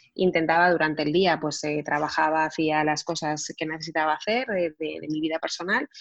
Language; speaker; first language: Spanish; native; Spanish